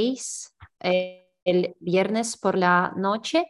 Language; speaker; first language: Spanish; non-native, learner; English